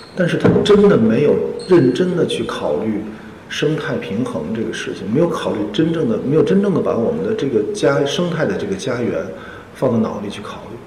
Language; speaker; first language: Chinese; native; Chinese